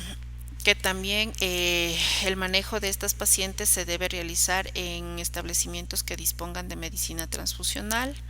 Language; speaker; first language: Spanish; native; Spanish